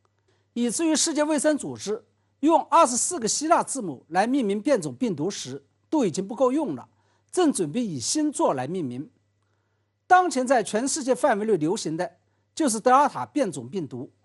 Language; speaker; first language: Chinese; native; Chinese